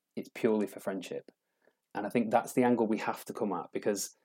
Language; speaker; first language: English; native; English